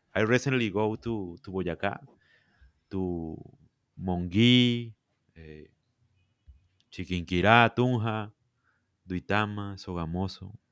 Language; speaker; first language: English; non-native, learner; Spanish